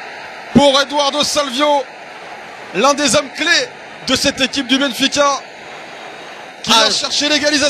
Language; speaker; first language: French; native; French